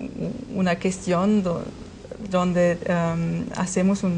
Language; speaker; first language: Spanish; non-native, fluent; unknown